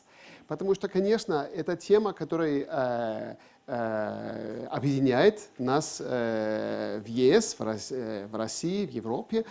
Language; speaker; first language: Russian; non-native, fluent; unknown